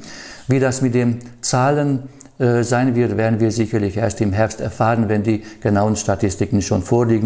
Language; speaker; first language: German; native; German